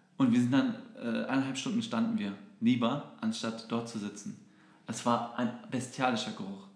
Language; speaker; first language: German; early bilingual, other home language; Turkish